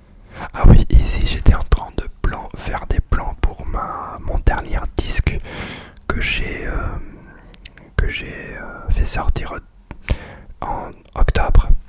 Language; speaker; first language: French; non-native, fluent; English